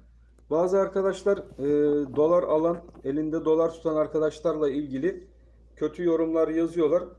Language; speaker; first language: Turkish; native; Turkish